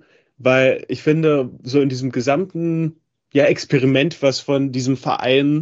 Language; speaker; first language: German; native; German